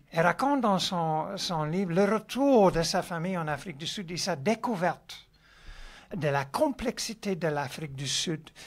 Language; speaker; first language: French; non-native, fluent; English